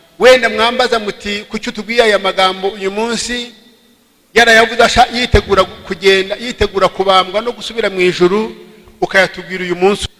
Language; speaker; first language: Kinyarwanda; early bilingual, heritage; Kinyarwanda